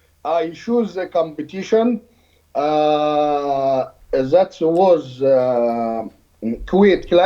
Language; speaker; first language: English; non-native, learner; Arabic